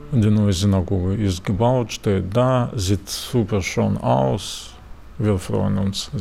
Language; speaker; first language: German; non-native, fluent; Russian